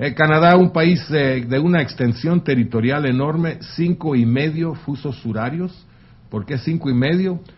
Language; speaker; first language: Spanish; non-native, fluent; French